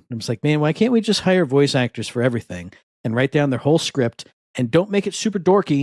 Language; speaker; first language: English; native; English